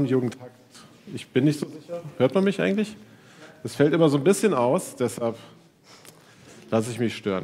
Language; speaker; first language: German; native; German